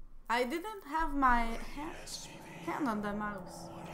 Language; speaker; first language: English; non-native, learner; French